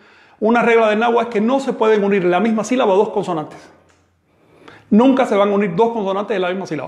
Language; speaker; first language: Spanish; native; Spanish